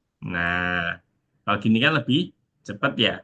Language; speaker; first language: Indonesian; native; Indonesian